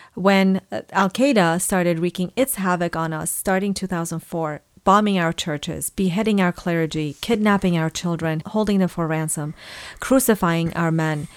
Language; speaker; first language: English; non-native, fluent; Persian